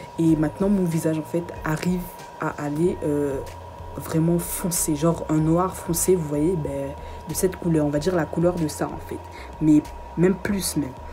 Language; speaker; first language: French; early bilingual, other home language; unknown